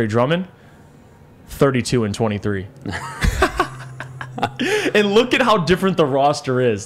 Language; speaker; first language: English; native; English